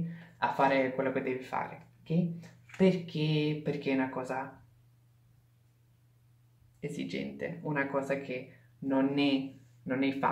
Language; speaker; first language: Italian; non-native, fluent; English